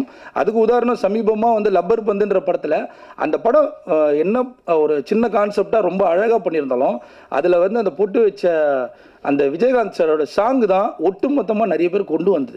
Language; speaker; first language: Tamil; native; Tamil